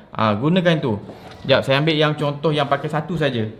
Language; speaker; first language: Malay; native; Malay